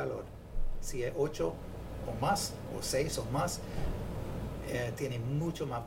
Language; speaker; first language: Spanish; non-native, fluent; English